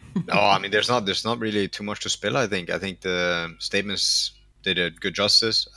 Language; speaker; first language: English; non-native, fluent; Danish